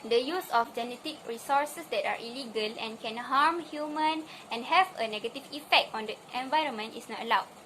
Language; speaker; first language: English; non-native, local second language; Malay